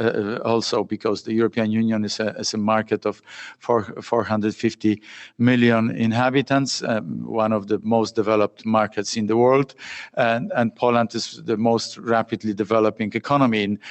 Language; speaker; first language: English; non-native, fluent; Polish